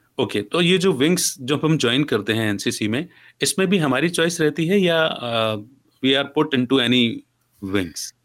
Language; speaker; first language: Hindi; native; Hindi